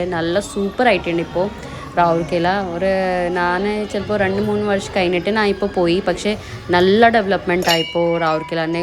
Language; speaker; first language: Malayalam; non-native, learner; Hindi